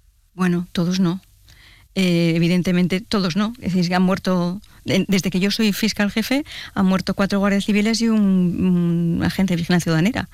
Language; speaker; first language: Spanish; native; Spanish